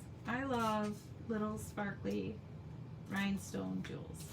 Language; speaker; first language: English; native; English